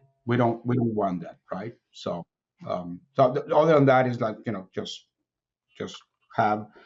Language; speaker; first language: English; non-native, fluent; Spanish